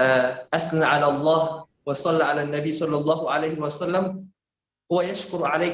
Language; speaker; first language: Arabic; non-native, learner; Indonesian